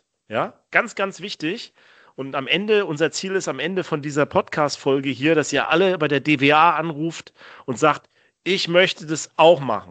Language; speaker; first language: German; native; German